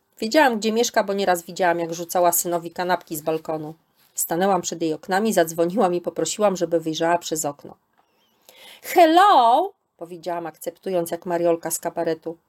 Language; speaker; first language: Polish; native; Polish